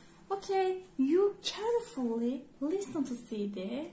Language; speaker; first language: English; non-native, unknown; Turkish